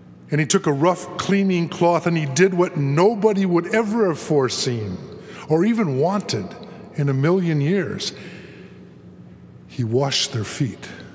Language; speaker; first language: English; native; English